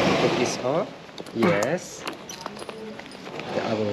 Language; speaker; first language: English; non-native, learner; Turkish